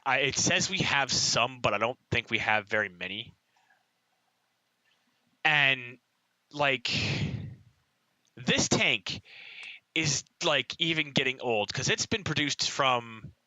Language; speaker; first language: English; native; English